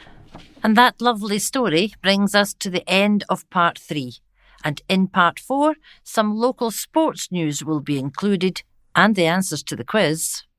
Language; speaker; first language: English; native; English